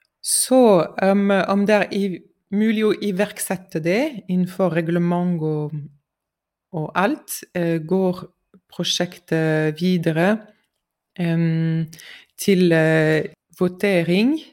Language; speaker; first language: Norwegian; non-native, fluent; French